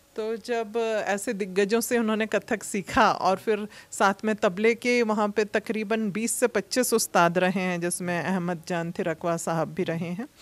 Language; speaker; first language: Hindi; native; Hindi